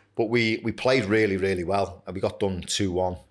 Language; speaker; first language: English; native; English